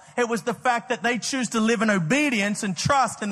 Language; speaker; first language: English; native; English